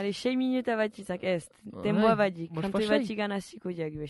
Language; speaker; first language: Basque; native; Basque